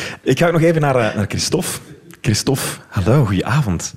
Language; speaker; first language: Dutch; native; Dutch